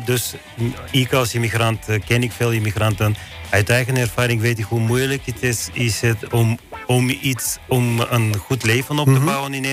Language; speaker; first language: Dutch; non-native, fluent; Bulgarian